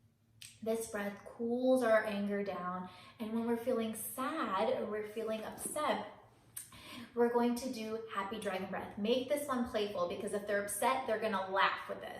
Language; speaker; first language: English; native; English